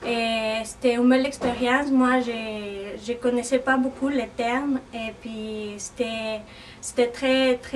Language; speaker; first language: French; non-native, fluent; Spanish